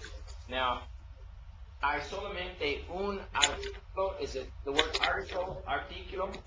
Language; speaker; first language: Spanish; non-native, learner; English